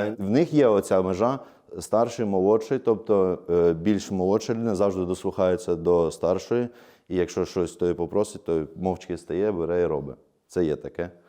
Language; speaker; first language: Ukrainian; native; Ukrainian